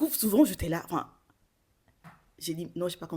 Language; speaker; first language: French; non-native, local second language; Bambara